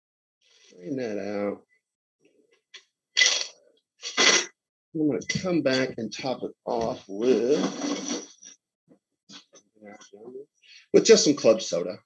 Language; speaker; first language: English; native; English